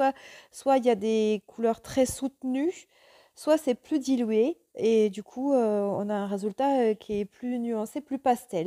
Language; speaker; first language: French; native; French